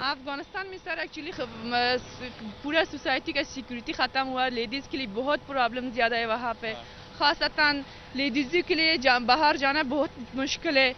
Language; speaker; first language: Hindi; non-native, learner; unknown